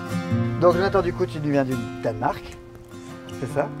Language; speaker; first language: French; native; French